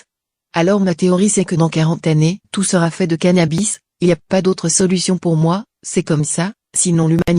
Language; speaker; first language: French; native; French